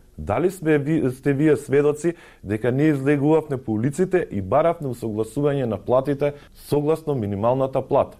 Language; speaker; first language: Macedonian; native; Macedonian